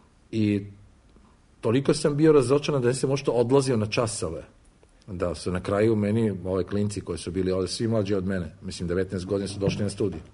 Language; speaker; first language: Croatian; non-native, fluent; Arabic